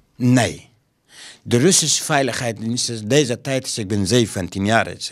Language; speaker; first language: Dutch; non-native, learner; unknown